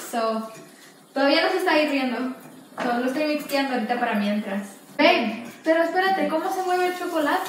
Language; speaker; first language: Spanish; early bilingual, heritage; Spanish